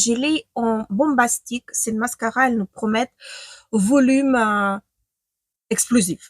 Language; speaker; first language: French; non-native, fluent; Ukrainian